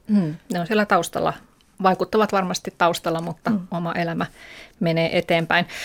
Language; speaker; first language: Finnish; native; Finnish